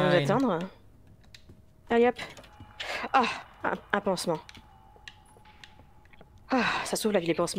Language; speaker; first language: French; native; French